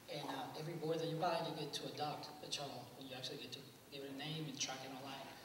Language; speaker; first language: English; non-native, fluent; Spanish